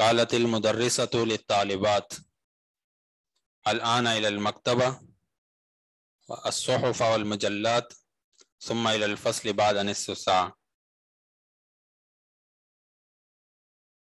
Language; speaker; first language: Arabic; non-native, fluent; Urdu